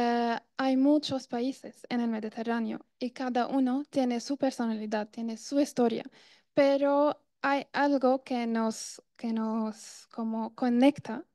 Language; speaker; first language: Spanish; non-native, fluent; Arabic